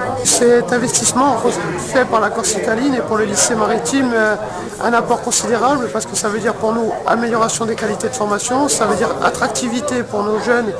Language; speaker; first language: French; native; French